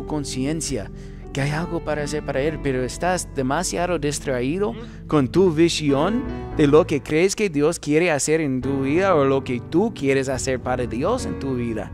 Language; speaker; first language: Spanish; non-native, fluent; English